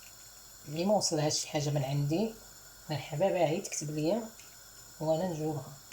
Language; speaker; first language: Arabic; native; Arabic